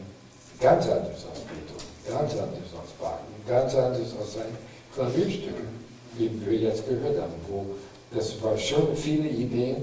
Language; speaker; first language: German; non-native, fluent; English